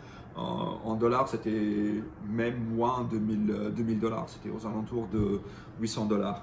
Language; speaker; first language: French; non-native, local second language; Arabic